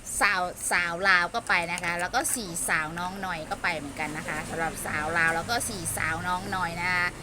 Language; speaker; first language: Thai; non-native, local second language; Lao